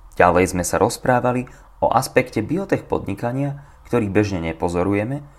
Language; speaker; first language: English; non-native, fluent; Slovak